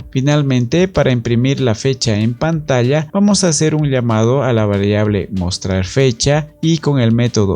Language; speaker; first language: Spanish; native; Spanish